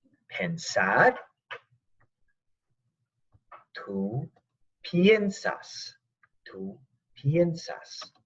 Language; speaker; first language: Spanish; non-native, fluent; English